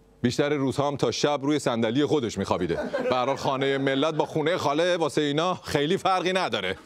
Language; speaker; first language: Persian; native; Persian